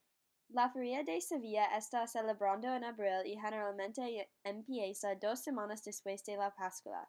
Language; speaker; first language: Spanish; non-native, learner; English